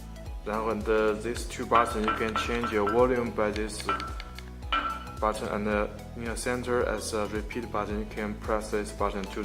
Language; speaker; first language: English; non-native, learner; Chinese